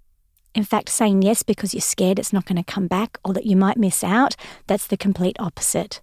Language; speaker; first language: English; native; English